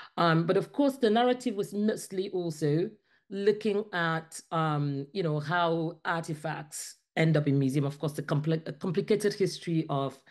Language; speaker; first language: English; non-native, local second language; Ibibio